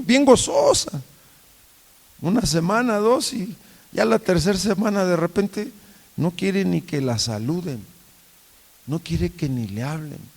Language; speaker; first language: Spanish; native; Spanish